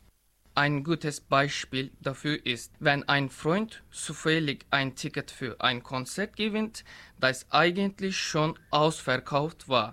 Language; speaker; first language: German; non-native, learner; Turkish